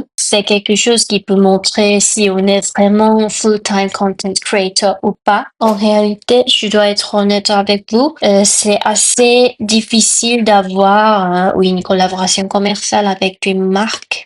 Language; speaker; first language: French; non-native, fluent; Korean